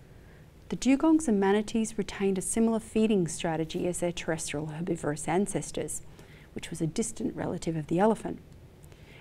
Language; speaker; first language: English; native; English